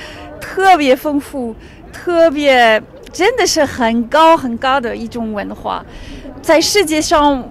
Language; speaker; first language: Chinese; non-native, fluent; French